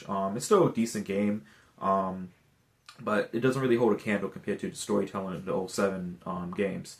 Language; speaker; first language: English; native; English